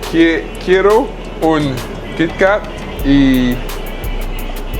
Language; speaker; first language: Spanish; non-native, learner; French